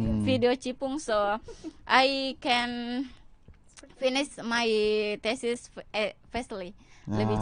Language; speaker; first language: English; non-native, learner; Indonesian